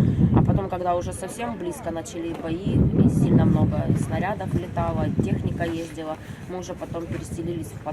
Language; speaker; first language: Russian; native; Russian